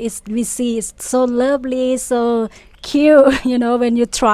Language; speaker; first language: English; non-native, fluent; Thai